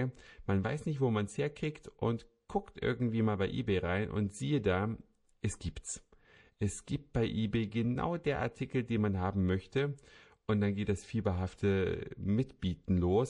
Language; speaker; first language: German; native; German